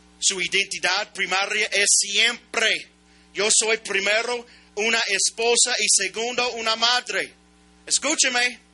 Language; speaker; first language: Spanish; non-native, learner; English